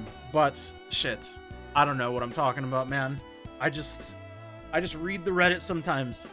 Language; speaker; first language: English; native; English